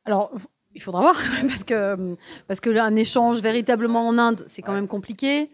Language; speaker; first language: French; native; French